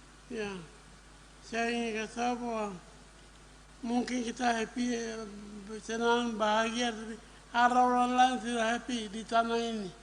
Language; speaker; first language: Indonesian; non-native, local second language; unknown